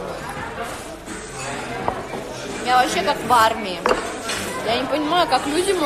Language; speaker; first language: Russian; native; Russian